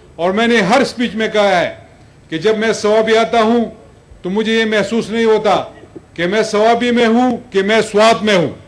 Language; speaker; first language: Urdu; non-native, local second language; Pashto